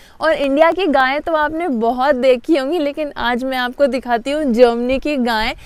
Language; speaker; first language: Hindi; native; Hindi